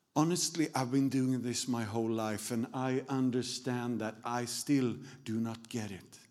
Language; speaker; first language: English; non-native, fluent; Swedish